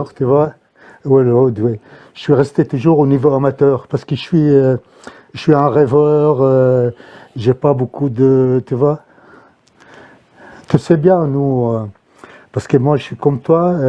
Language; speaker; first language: French; non-native, fluent; Arabic